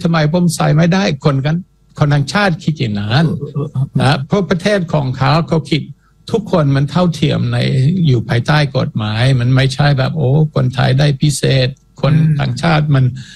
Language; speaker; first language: Thai; non-native, fluent; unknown